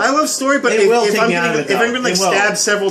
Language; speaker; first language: English; native; English